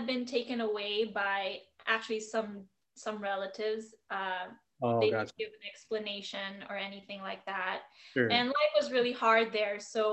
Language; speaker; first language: English; non-native, local second language; Filipino